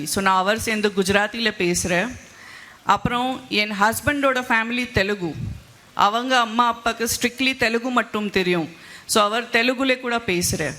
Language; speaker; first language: Tamil; non-native, local second language; Gujarati